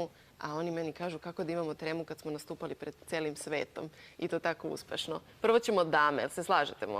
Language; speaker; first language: Bosnian; native; Bosnian